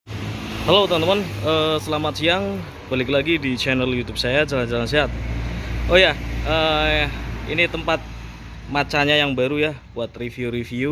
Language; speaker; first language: Indonesian; native; Indonesian